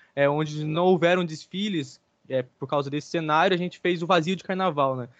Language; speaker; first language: Portuguese; native; Portuguese